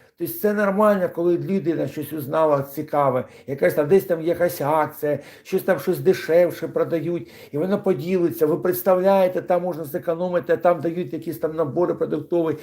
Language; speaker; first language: Ukrainian; non-native, local second language; Russian